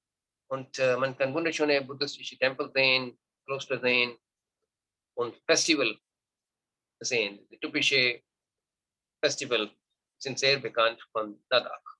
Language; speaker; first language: German; non-native, learner; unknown